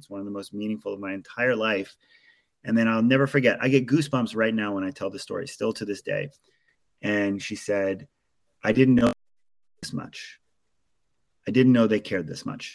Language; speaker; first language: English; native; English